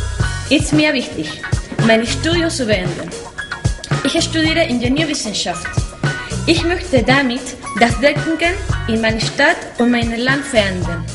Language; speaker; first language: German; non-native, learner; Spanish